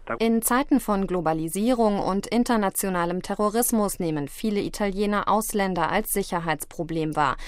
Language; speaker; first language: German; native; German